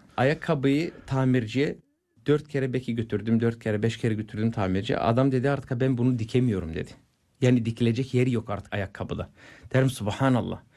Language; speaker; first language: Turkish; non-native, fluent; Bulgarian